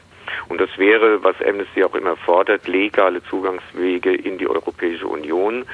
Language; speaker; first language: German; native; German